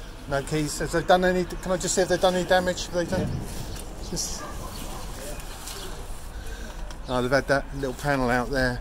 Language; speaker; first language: English; native; English